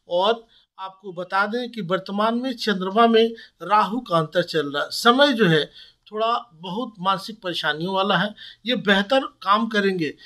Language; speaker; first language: Hindi; native; Hindi